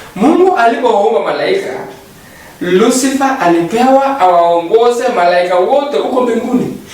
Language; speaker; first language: Swahili; non-native, local second language; Kalenjin